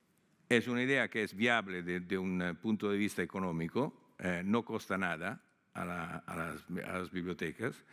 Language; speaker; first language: Spanish; non-native, fluent; Italian